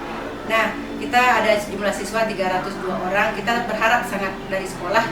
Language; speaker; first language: Indonesian; native; Indonesian